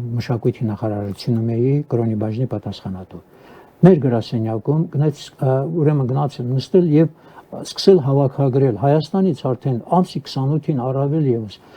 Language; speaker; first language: Armenian; native; Armenian